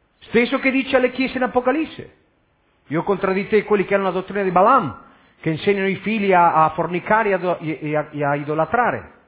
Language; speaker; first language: Italian; non-native, fluent; Spanish